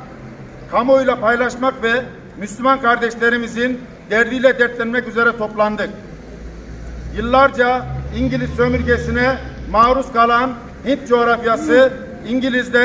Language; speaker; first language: Turkish; native; Turkish